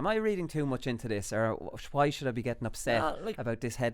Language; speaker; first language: English; native; English